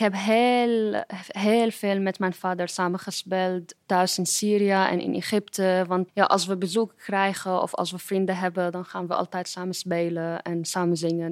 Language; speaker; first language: Dutch; non-native, fluent; Arabic